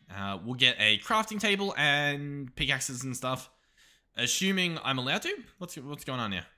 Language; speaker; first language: English; native; English